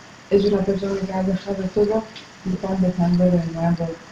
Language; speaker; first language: Spanish; non-native, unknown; Arabic